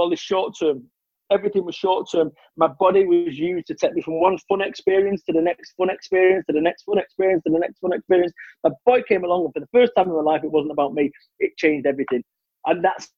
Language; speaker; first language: English; native; English